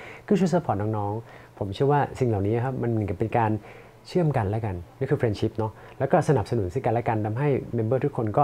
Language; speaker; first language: Thai; native; Thai